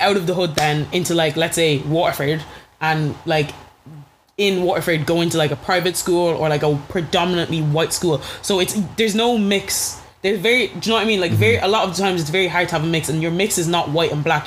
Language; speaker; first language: English; native; English